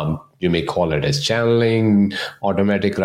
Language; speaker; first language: English; non-native, local second language; Punjabi